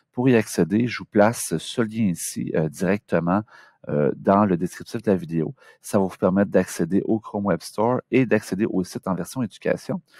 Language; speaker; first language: French; native; French